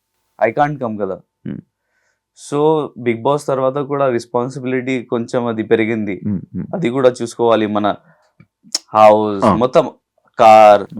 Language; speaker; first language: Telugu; non-native, local second language; Urdu